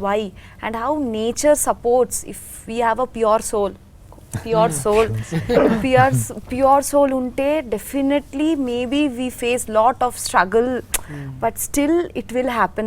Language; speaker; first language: Telugu; non-native, learner; Bangla